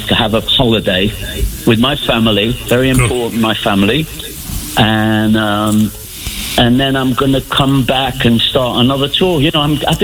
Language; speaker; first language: English; native; English